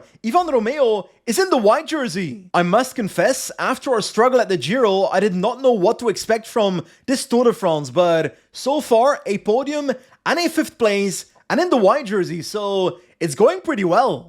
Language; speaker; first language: English; non-native, fluent; Dutch